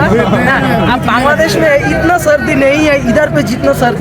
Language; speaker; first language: Hindi; non-native, learner; Bangla